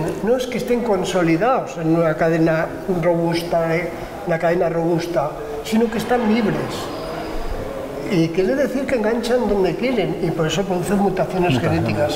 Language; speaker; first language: Spanish; native; Spanish